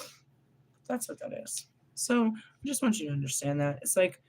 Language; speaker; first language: English; native; English